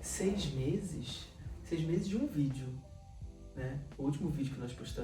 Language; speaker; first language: Portuguese; native; Portuguese